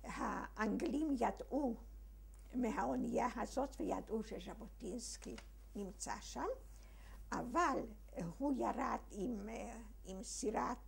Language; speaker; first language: Hebrew; early bilingual, other home language; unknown